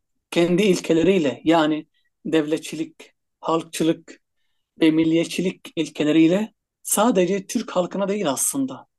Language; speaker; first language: Turkish; non-native, fluent; Arabic